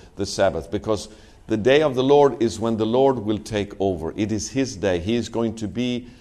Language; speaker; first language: English; non-native, fluent; Swedish